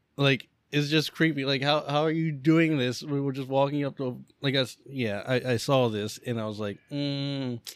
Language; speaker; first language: English; native; English